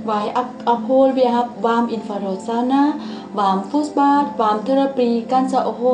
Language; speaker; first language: German; non-native, learner; Thai